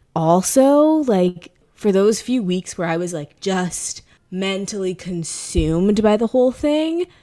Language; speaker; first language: English; native; English